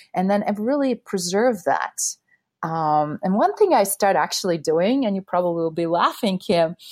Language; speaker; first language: English; non-native, fluent; Bosnian